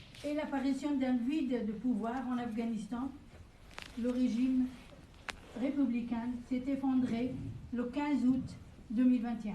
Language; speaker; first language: French; non-native, fluent; Persian